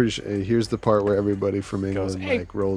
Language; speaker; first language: English; native; English